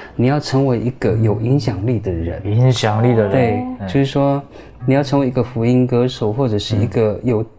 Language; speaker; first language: Chinese; non-native, local second language; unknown